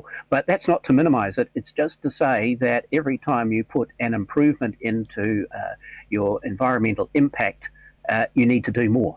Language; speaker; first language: English; native; English